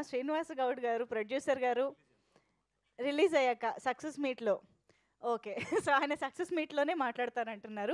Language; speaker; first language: Telugu; native; Telugu